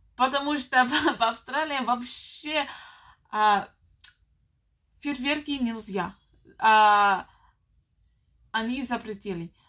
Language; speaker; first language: Russian; non-native, learner; English